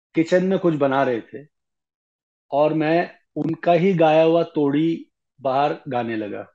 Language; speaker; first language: Hindi; native; Hindi